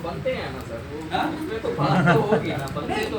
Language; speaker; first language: Urdu; native; Urdu